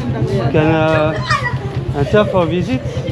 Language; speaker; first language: English; non-native, learner; French